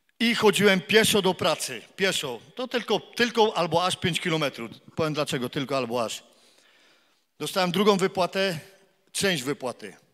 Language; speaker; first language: Polish; native; Polish